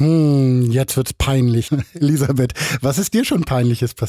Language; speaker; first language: German; native; German